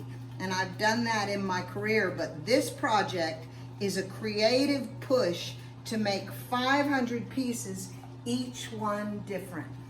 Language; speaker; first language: English; native; English